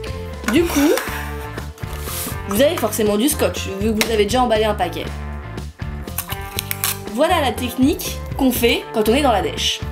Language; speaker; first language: French; native; French